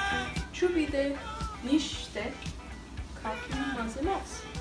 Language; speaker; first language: Japanese; non-native, learner; English